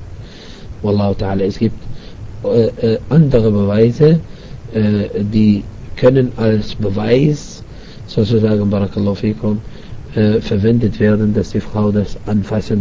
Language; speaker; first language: German; non-native, fluent; Arabic